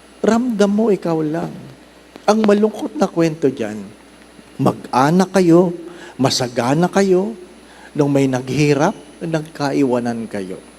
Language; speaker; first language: Filipino; non-native, local second language; Cebuano